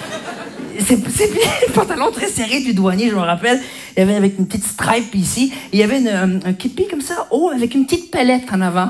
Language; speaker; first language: French; early bilingual, other home language; Arabic